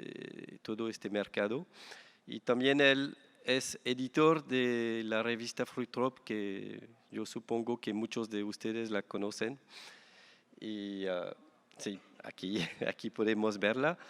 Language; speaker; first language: Spanish; non-native, fluent; French